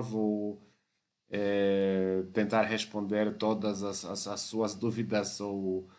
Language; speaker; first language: Portuguese; non-native, fluent; Polish